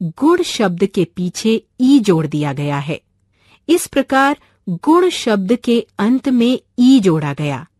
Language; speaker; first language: Hindi; non-native, local second language; Marathi